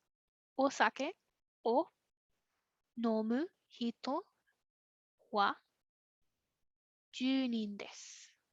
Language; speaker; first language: Japanese; non-native, fluent; English